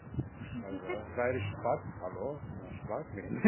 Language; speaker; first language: German; non-native, learner; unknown